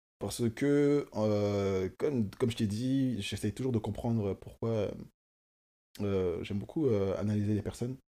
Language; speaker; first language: French; early bilingual, other home language; Kongo